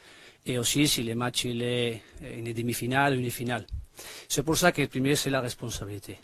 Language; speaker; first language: French; non-native, learner; Spanish